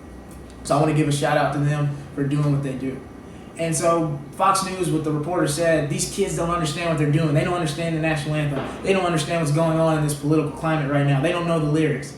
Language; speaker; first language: English; native; English